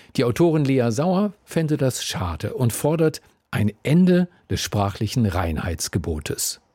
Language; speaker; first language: German; native; German